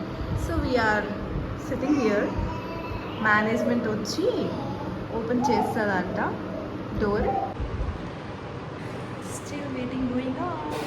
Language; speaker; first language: Telugu; early bilingual, heritage; Telugu